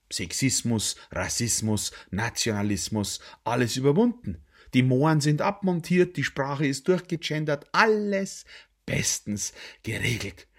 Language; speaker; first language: German; native; German